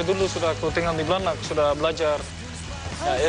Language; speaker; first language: Indonesian; non-native, learner; Dutch